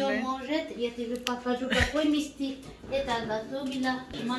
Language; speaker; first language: Russian; non-native, learner; Bangla